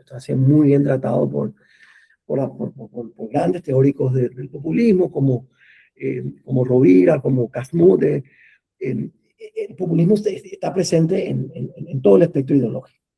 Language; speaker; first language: Spanish; native; Spanish